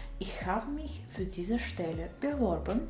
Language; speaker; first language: German; non-native, fluent; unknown